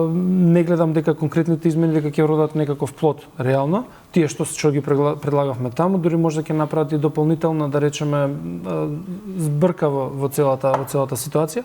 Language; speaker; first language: Macedonian; native; Macedonian